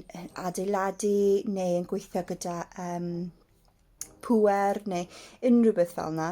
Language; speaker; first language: Welsh; non-native, local second language; English